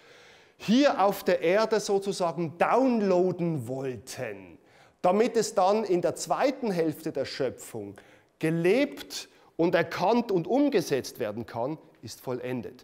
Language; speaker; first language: German; native; German